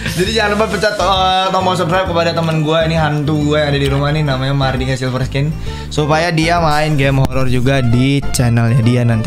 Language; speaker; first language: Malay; non-native, local second language; Sundanese